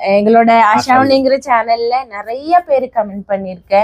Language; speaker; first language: Tamil; non-native, learner; Malayalam